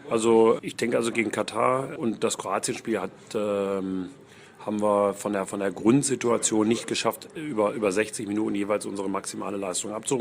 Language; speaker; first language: German; native; German